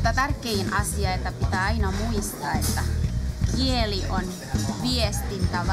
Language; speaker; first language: Finnish; non-native, learner; Indonesian